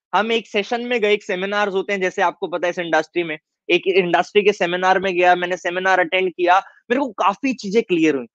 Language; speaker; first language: Hindi; native; Hindi